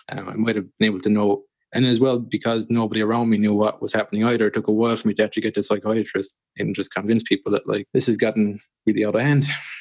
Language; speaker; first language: English; native; English